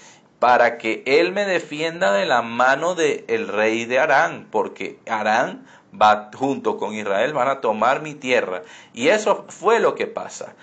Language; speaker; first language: Spanish; native; Spanish